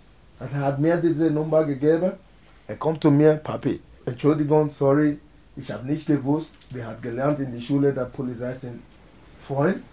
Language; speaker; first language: German; non-native, learner; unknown